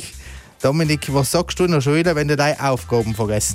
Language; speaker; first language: German; native; German